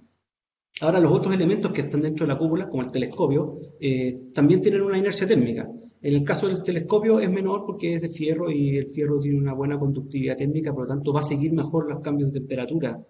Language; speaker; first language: Spanish; native; Spanish